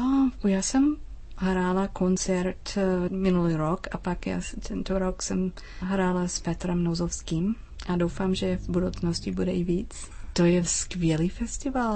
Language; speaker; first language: Czech; non-native, learner; English